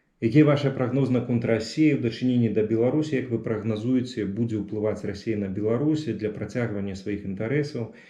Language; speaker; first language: Belarusian; non-native, local second language; Russian